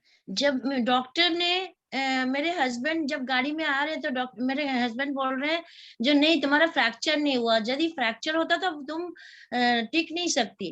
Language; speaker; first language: Hindi; non-native, local second language; Bangla